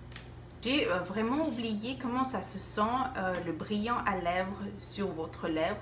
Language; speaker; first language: French; non-native, fluent; Spanish